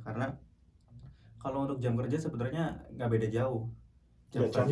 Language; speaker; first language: Indonesian; native; Indonesian